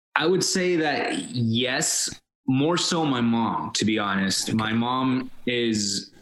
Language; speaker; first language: English; early bilingual, other home language; Spanish